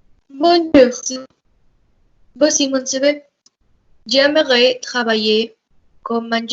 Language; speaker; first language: French; non-native, learner; Spanish